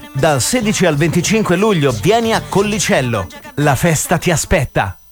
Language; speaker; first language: Italian; native; Italian